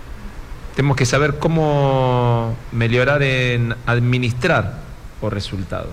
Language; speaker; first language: Portuguese; non-native, fluent; Spanish